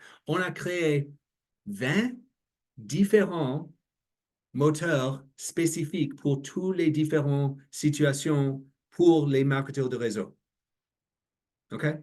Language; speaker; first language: French; non-native, learner; English